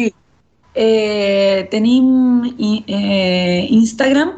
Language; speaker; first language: Catalan; non-native, learner; Spanish